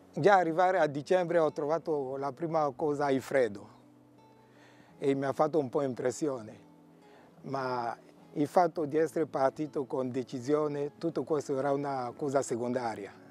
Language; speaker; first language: Italian; non-native, fluent; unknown